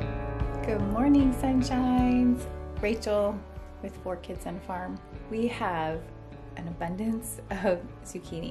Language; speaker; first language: English; native; English